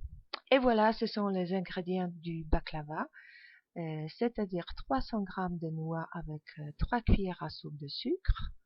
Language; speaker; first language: French; non-native, fluent; Polish